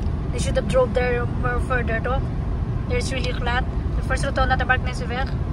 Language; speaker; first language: English; non-native, local second language; Filipino